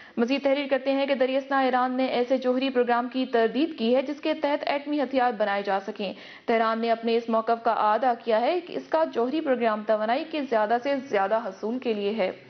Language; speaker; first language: Urdu; native; Urdu